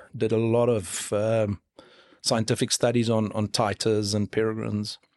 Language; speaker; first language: English; non-native, local second language; Afrikaans